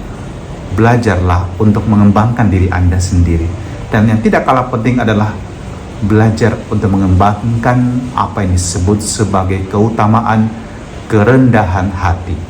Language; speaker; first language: Indonesian; native; Indonesian